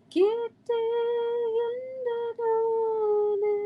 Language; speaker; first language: Tamil; early bilingual, heritage; Tamil